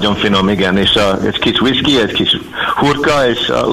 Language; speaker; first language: Hungarian; non-native, learner; English